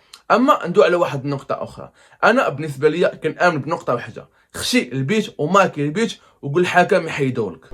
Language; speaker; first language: Arabic; native; Arabic